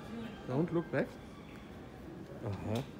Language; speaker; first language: English; non-native, learner; German